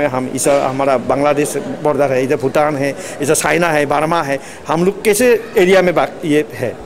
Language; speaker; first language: Hindi; non-native, local second language; Assamese